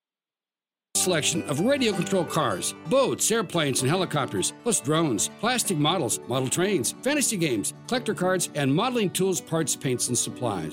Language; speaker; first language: English; native; English